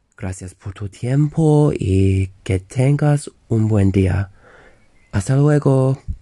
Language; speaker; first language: Spanish; non-native, learner; English